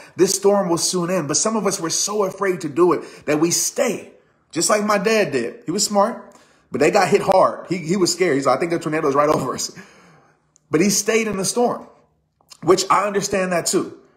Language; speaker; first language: English; native; English